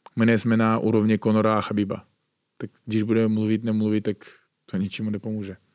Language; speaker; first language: Czech; non-native, fluent; Uzbek